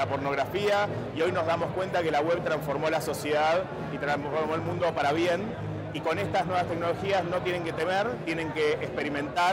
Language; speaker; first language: Spanish; native; Spanish